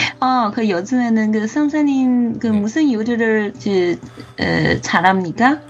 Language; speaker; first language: Korean; non-native, learner; Chinese